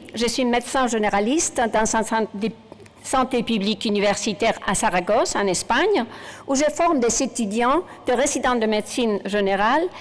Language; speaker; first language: French; non-native, fluent; Spanish